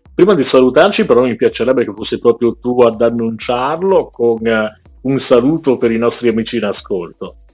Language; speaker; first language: Italian; native; Italian